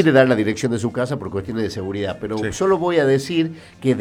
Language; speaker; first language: Spanish; native; Spanish